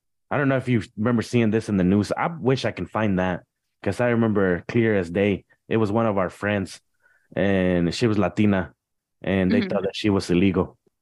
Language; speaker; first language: English; early bilingual, other home language; Spanish